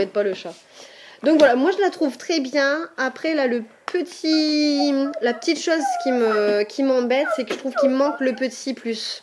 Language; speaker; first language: French; native; French